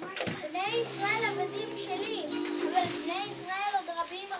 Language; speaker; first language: Hebrew; non-native, learner; English